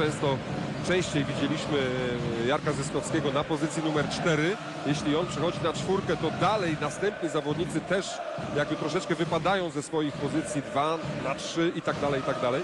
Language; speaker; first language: Polish; native; Polish